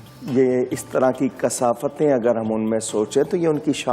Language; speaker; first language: Urdu; native; Urdu